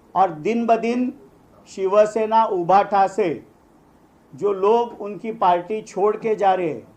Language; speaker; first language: Hindi; non-native, local second language; Marathi